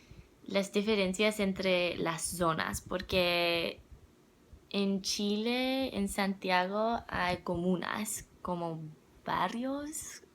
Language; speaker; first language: Spanish; non-native, learner; English